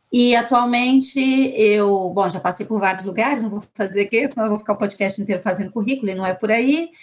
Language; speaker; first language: Portuguese; native; Portuguese